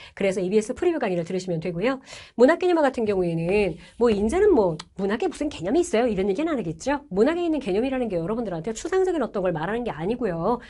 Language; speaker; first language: Korean; native; Korean